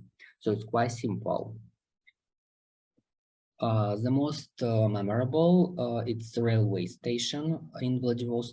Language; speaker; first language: English; non-native, fluent; Russian